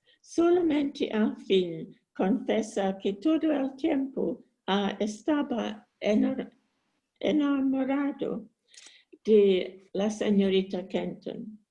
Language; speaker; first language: Spanish; non-native, learner; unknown